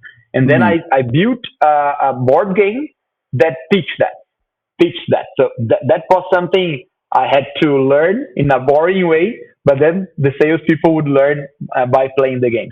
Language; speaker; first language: English; non-native, fluent; Portuguese